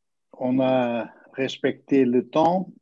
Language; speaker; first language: French; non-native, fluent; Portuguese